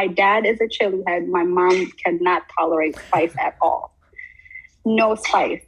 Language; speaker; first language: English; non-native, local second language; Filipino